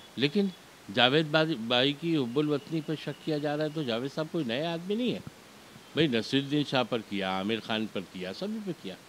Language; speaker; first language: Urdu; native; Urdu